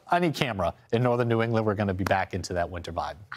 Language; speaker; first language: English; native; English